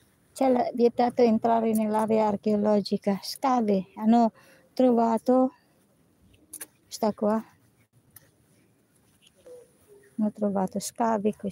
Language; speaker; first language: Italian; non-native, learner; Filipino